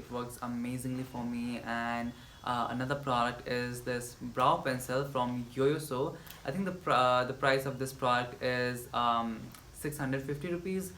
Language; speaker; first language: English; non-native, local second language; Nepali